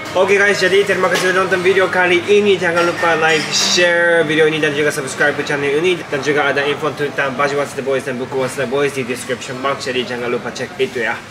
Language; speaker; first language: Indonesian; non-native, fluent; Japanese